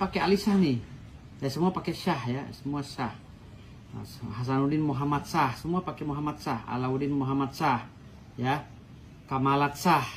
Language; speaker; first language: Indonesian; native; Indonesian